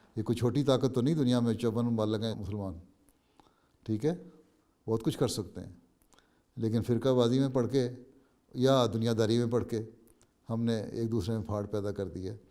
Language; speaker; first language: Urdu; native; Urdu